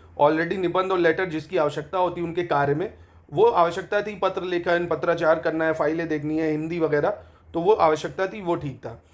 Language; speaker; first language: Hindi; native; Hindi